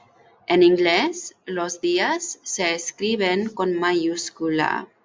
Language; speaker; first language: Spanish; non-native, fluent; English